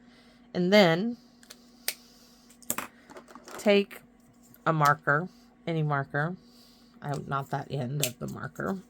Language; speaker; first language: English; native; English